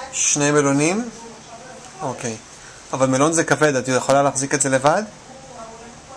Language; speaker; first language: Hebrew; native; Hebrew